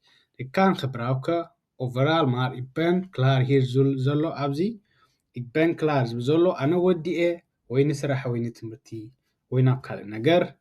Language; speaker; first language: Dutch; non-native, learner; Tigrinya